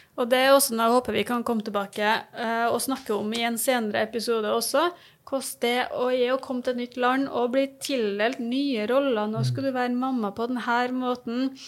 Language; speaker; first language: Norwegian; native; Norwegian